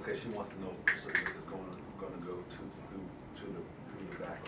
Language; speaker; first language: English; native; English